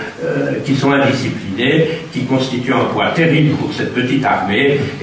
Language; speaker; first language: French; native; French